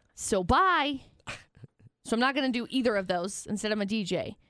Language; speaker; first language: English; native; English